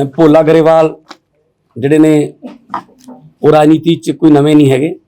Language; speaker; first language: Hindi; non-native, local second language; Punjabi